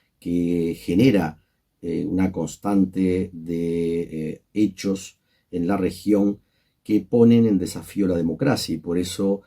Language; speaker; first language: Spanish; native; Spanish